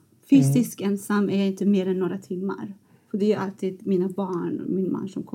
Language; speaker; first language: Swedish; non-native, fluent; Persian